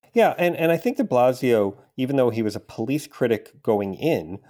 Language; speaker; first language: English; native; English